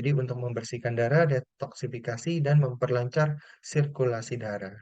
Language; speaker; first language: Indonesian; native; Indonesian